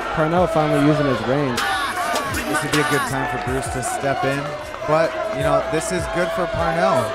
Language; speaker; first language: English; native; English